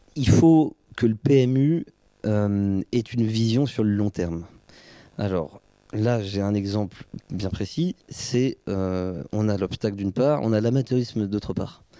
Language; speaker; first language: French; native; French